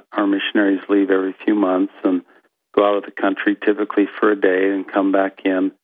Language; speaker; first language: English; native; English